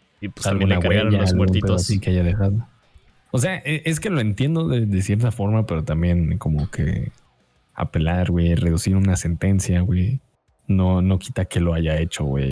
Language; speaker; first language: Spanish; native; Spanish